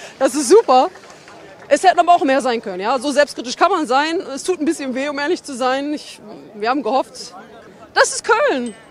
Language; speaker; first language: German; native; German